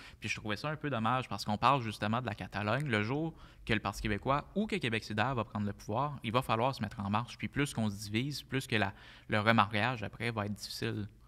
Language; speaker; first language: French; native; French